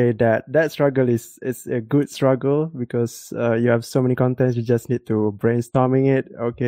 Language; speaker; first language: English; non-native, local second language; Malay